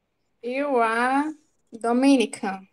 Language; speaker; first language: English; non-native, learner; Portuguese